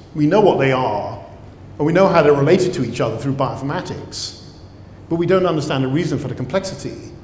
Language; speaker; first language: English; native; English